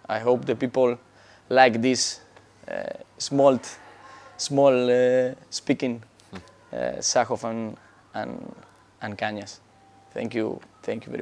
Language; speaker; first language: English; non-native, learner; Spanish